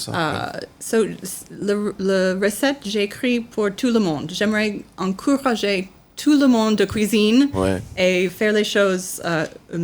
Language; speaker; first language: French; non-native, learner; English